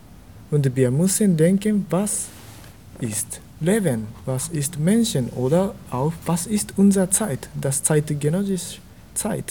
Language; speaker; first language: German; non-native, learner; Japanese